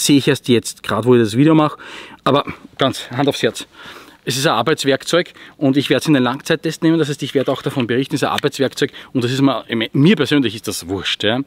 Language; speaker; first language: German; native; German